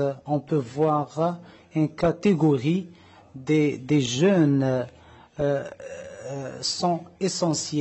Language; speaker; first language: French; non-native, learner; Arabic